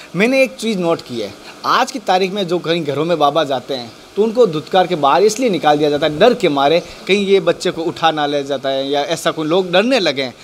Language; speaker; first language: Hindi; native; Hindi